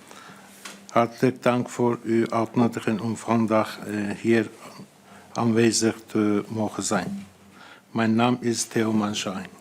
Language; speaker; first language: Dutch; non-native, fluent; Azerbaijani